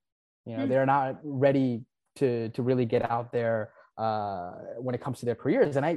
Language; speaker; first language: English; non-native, local second language; Nepali